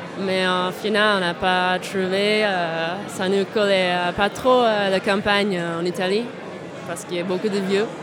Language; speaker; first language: French; non-native, fluent; English